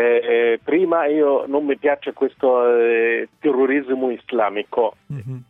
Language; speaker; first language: Italian; non-native, fluent; Arabic